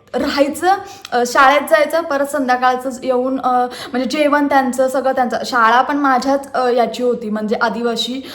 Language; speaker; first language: Marathi; non-native, local second language; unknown